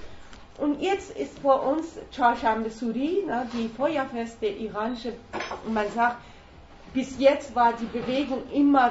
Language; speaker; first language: German; non-native, learner; Persian